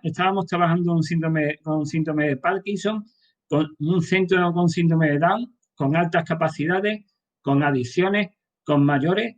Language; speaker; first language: Spanish; native; Spanish